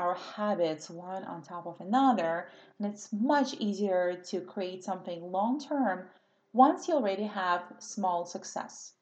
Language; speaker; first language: English; non-native, fluent; Russian